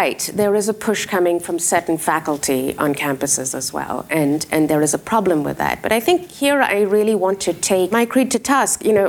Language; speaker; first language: English; non-native, local second language; Urdu